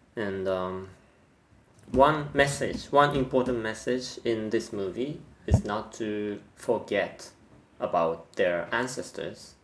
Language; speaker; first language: English; non-native, fluent; Japanese